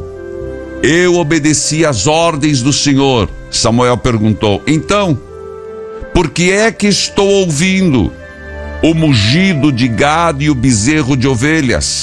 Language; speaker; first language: Portuguese; native; Portuguese